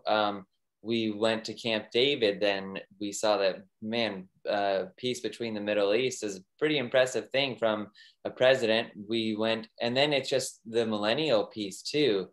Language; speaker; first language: English; native; English